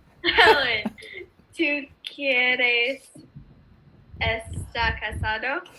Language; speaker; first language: Spanish; non-native, learner; English